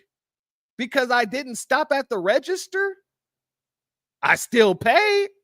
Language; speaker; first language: English; native; English